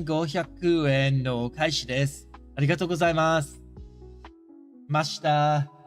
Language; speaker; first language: Japanese; non-native, learner; English